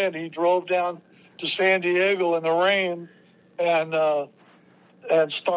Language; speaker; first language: English; native; English